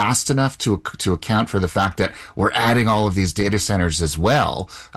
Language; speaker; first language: English; native; English